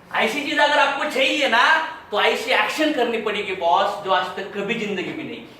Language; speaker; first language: Hindi; non-native, local second language; Marathi